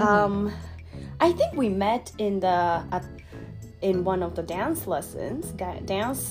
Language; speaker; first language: English; early bilingual, other home language; Japanese